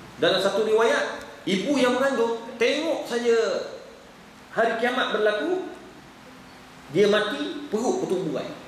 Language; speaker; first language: Malay; native; Malay